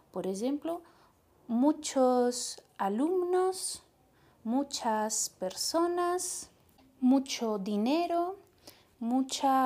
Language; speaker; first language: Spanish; non-native, fluent; Portuguese